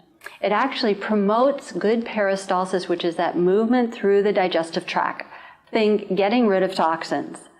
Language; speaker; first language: English; native; English